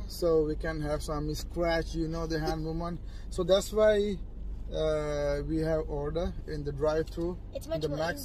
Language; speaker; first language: English; non-native, learner; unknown